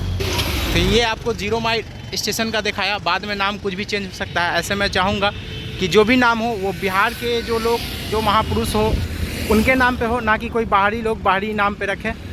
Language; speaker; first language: Hindi; native; Hindi